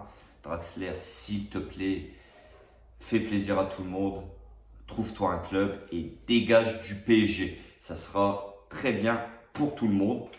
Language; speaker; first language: French; native; French